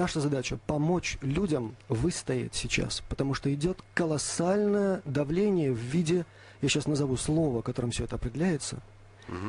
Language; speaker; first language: Russian; native; Russian